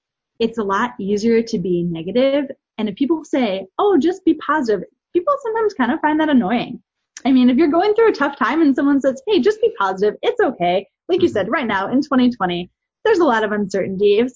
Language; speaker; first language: English; native; English